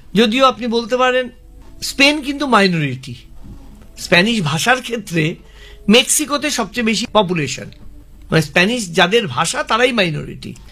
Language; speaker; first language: Bangla; native; Bangla